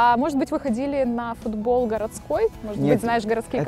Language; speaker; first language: Russian; native; Russian